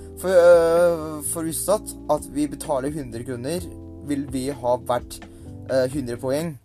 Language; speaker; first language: Norwegian; non-native, learner; Thai